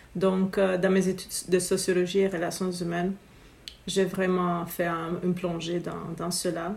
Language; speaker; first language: French; non-native, fluent; Romanian